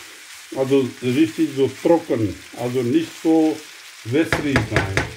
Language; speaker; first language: German; non-native, learner; Urdu